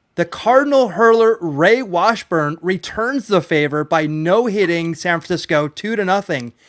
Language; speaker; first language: English; native; English